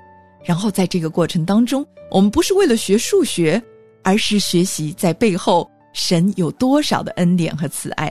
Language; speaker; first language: Chinese; native; Chinese